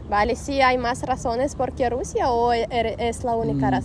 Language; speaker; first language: Spanish; non-native, fluent; Russian